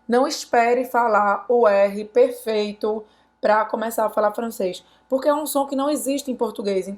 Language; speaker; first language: Portuguese; native; Portuguese